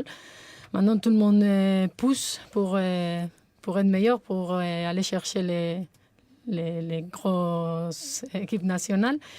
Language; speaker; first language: French; non-native, fluent; Spanish